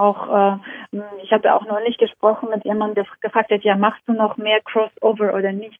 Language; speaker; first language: German; non-native, fluent; Georgian